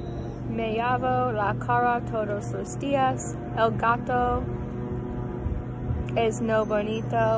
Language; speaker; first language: Spanish; non-native, learner; English